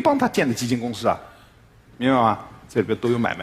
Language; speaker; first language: Chinese; native; Chinese